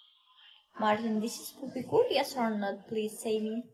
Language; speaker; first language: English; non-native, learner; Russian